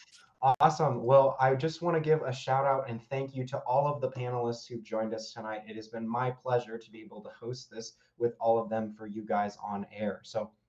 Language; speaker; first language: English; native; English